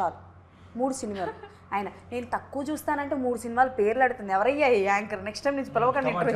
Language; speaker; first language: Telugu; native; Telugu